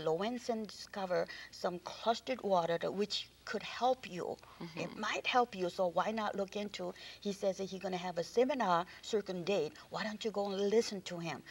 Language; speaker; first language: English; non-native, fluent; Korean